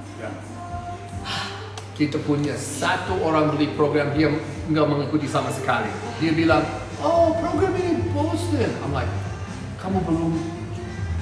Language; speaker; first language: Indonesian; non-native, fluent; English